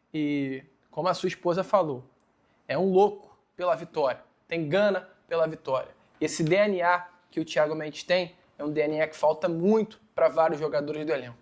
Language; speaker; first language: Portuguese; native; Portuguese